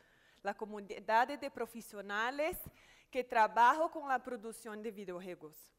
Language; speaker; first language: Spanish; non-native, fluent; Portuguese